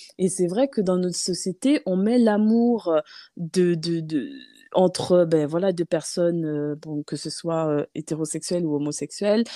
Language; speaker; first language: French; native; French